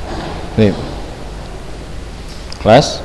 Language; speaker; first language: Arabic; non-native, fluent; Indonesian